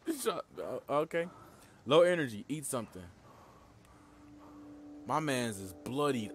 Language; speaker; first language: English; native; English